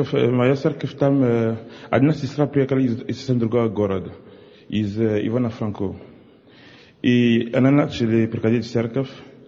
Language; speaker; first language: Russian; non-native, local second language; Ukrainian